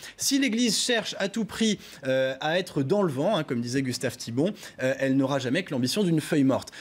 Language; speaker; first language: French; native; French